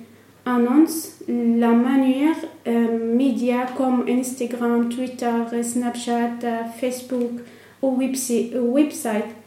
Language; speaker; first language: French; non-native, learner; Arabic